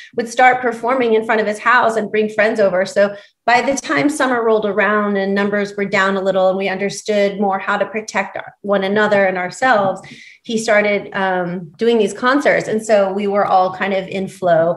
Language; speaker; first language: English; native; English